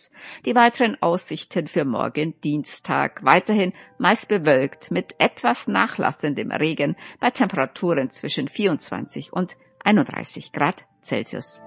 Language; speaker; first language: German; native; German